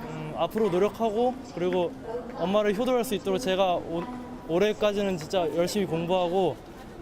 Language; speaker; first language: Korean; early bilingual, heritage; Korean